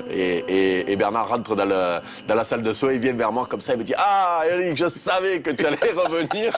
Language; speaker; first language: French; native; French